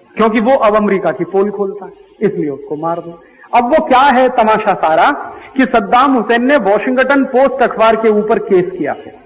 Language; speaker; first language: Hindi; native; Hindi